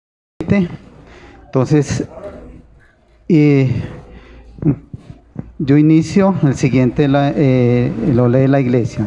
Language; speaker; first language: Spanish; native; Spanish